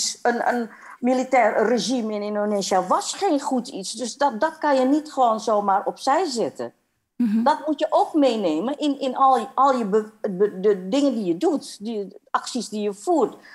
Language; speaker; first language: Dutch; non-native, fluent; Indonesian